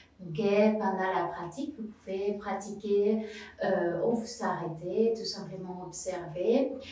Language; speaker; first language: French; non-native, fluent; Spanish